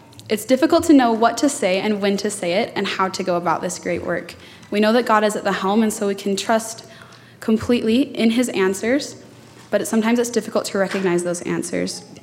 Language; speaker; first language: English; native; English